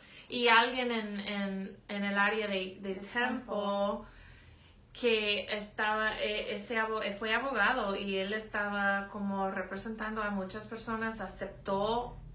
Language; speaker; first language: Spanish; non-native, fluent; English